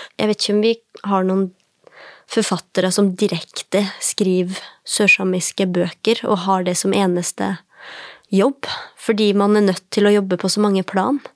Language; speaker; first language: Norwegian; native; Norwegian